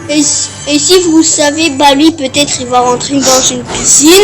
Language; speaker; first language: French; early bilingual, other home language; Romanian